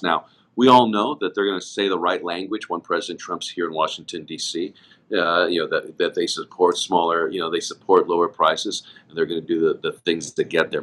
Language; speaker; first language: English; native; English